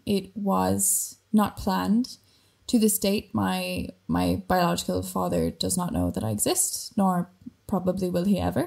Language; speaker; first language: English; native; English